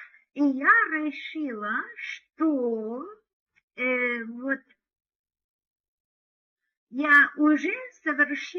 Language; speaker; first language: Russian; non-native, learner; English